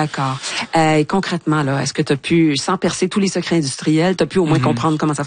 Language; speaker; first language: French; native; French